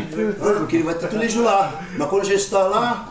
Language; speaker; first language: French; non-native, learner; Portuguese